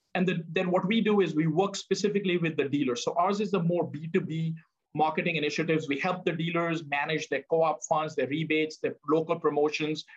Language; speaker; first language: English; non-native, local second language; Punjabi